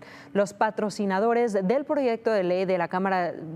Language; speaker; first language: Spanish; native; Spanish